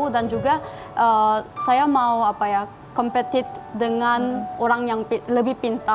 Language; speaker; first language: Indonesian; non-native, fluent; Korean